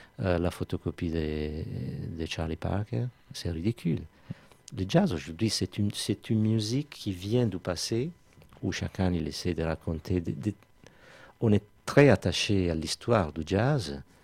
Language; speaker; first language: French; non-native, fluent; Italian